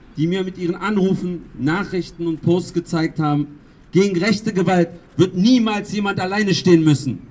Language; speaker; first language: German; early bilingual, other home language; Kurdish